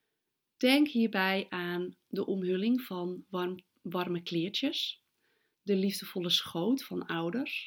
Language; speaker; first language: Dutch; native; Dutch